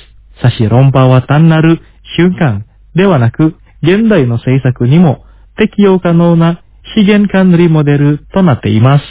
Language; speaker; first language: Japanese; non-native, fluent; Indonesian